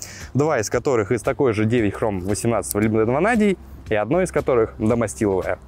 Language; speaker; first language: Russian; native; Russian